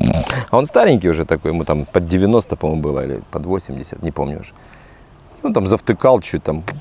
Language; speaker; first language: Russian; native; Russian